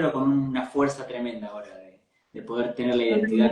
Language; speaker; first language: Spanish; native; Spanish